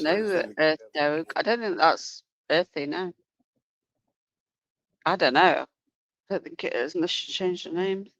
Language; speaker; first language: English; native; English